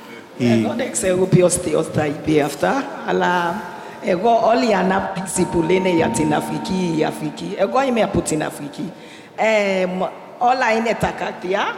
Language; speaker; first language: Greek; non-native, learner; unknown